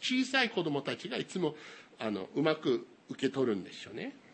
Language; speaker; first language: Japanese; non-native, fluent; English